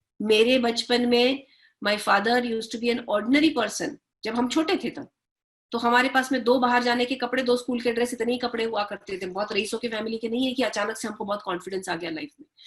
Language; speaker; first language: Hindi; native; Hindi